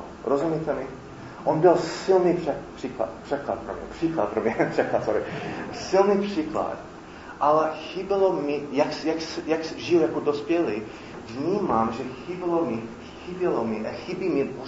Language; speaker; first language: Czech; non-native, fluent; English